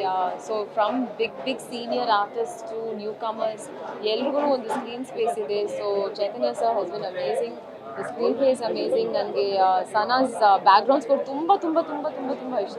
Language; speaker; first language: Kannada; non-native, learner; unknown